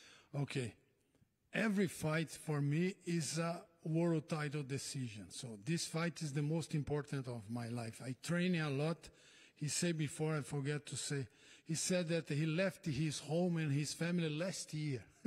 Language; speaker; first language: English; non-native, fluent; Portuguese